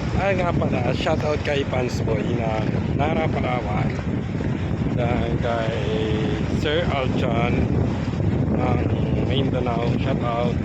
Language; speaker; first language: Filipino; non-native, local second language; Masbatenyo